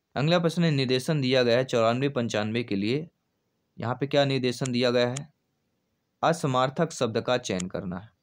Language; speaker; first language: Hindi; native; Hindi